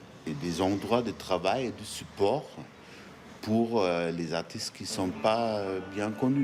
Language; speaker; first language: French; non-native, fluent; German